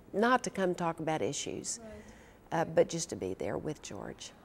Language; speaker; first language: English; native; English